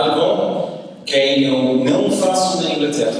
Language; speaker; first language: Portuguese; early bilingual, heritage; English